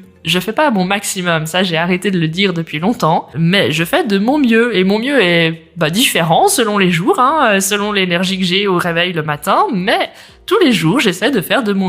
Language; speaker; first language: French; native; French